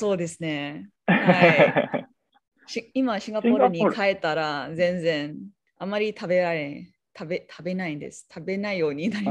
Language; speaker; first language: Japanese; non-native, learner; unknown